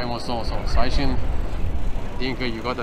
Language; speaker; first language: Japanese; non-native, learner; Khmer